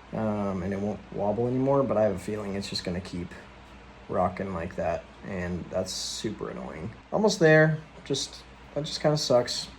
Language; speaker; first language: English; native; English